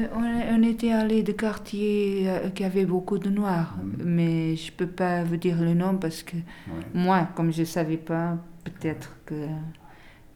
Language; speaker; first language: French; non-native, learner; Portuguese